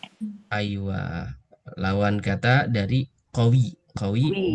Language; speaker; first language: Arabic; non-native, fluent; Indonesian